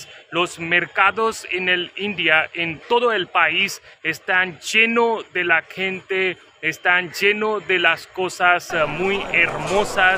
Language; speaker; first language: Spanish; non-native, fluent; Hindi